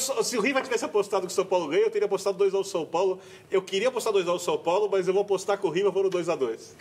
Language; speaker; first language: Portuguese; native; Portuguese